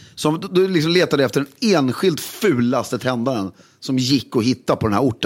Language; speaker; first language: Swedish; native; Swedish